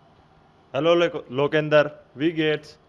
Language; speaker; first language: German; non-native, learner; Hindi